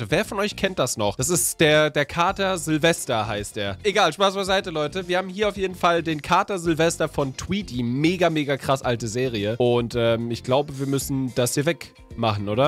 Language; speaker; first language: German; native; German